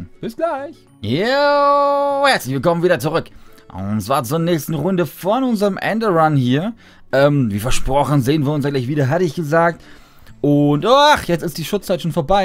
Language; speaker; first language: German; native; German